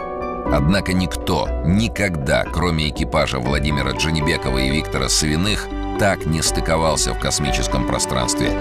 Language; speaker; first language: Russian; native; Russian